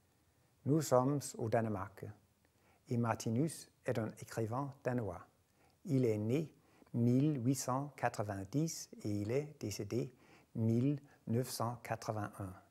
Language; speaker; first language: French; non-native, fluent; Danish